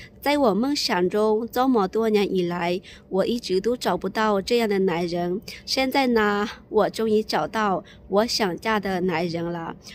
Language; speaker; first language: Chinese; non-native, fluent; Lao